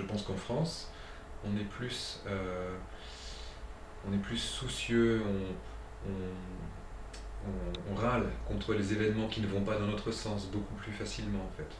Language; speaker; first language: French; native; French